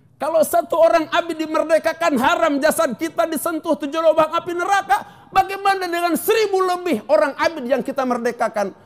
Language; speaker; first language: Indonesian; non-native, local second language; Sundanese